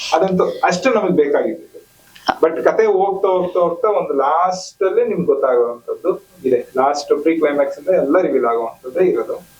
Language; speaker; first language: Kannada; native; Kannada